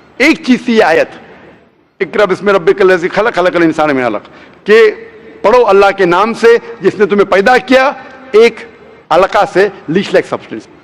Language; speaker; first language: Hindi; non-native, local second language; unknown